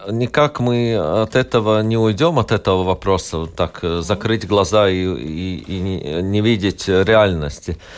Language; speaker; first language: Russian; non-native, local second language; Latvian